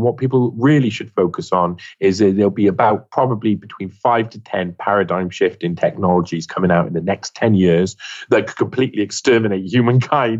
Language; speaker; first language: English; native; English